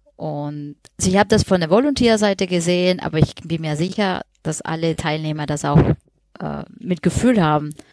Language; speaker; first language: German; non-native, fluent; Spanish